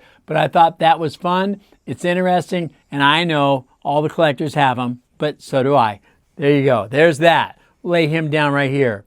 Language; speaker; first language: English; native; English